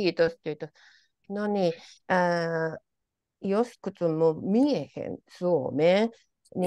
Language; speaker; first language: Finnish; non-native, learner; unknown